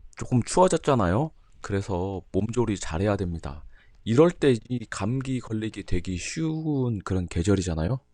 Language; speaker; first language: Korean; native; Korean